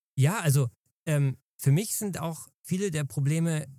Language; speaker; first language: German; native; German